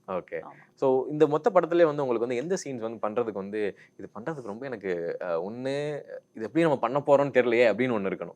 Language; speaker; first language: Tamil; native; Tamil